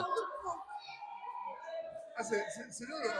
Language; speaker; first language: French; native; French